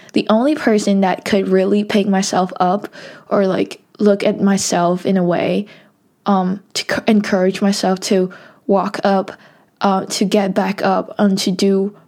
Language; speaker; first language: English; non-native, local second language; Cantonese